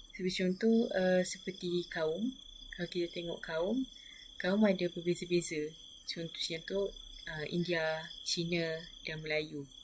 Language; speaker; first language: Malay; native; Malay